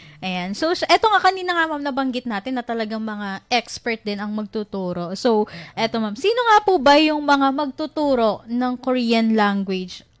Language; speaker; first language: Filipino; native; Filipino